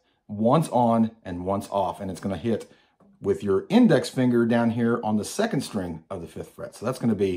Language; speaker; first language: English; native; English